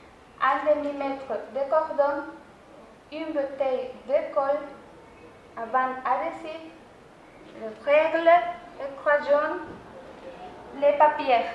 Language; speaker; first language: French; non-native, fluent; Spanish